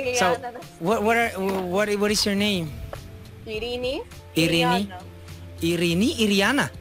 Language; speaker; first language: English; non-native, learner; Indonesian